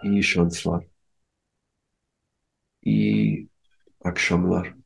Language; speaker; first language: Turkish; non-native, learner; English